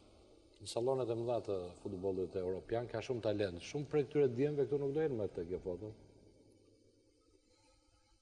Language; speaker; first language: Albanian; native; Albanian